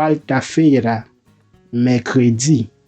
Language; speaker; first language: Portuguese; non-native, fluent; Haitian Creole